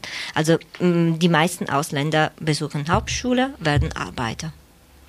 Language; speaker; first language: German; non-native, fluent; Italian